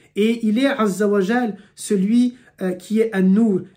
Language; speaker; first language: French; native; French